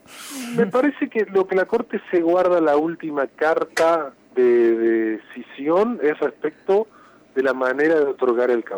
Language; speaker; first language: Spanish; native; Spanish